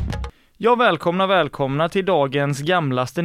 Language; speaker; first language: Swedish; native; Swedish